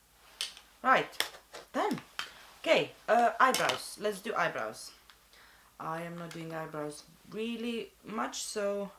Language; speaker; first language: English; non-native, fluent; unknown